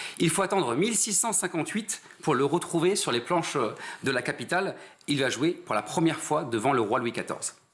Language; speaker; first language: French; native; French